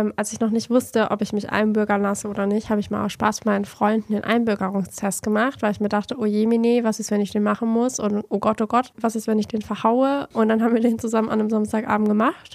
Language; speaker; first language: German; early bilingual, other home language; Portuguese